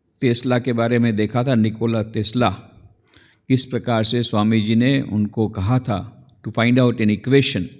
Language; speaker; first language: Hindi; non-native, local second language; Gujarati